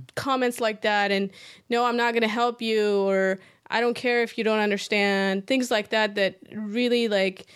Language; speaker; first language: English; early bilingual, other home language; Persian